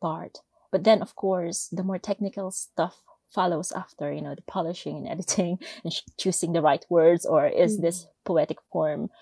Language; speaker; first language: English; non-native, local second language; Filipino